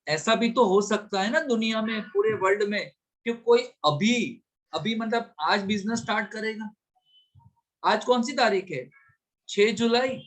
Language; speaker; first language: Hindi; non-native, local second language; Gujarati